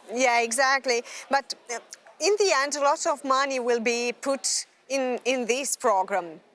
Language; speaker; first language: English; non-native, fluent; Romanian